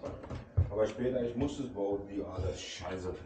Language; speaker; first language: German; non-native, learner; Urdu